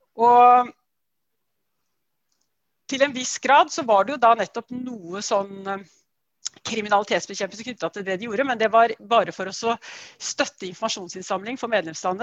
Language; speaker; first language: Norwegian; native; Norwegian